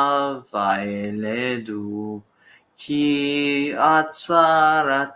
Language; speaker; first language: Hebrew; non-native, learner; English